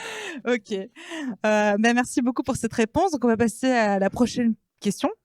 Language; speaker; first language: French; native; French